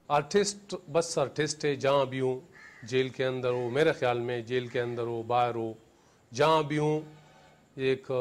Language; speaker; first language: Urdu; non-native, local second language; Pashto